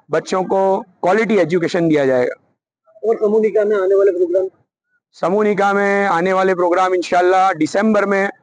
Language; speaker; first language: Hindi; non-native, local second language; Gujarati